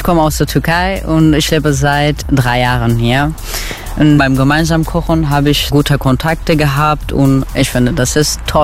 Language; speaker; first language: German; non-native, learner; Turkish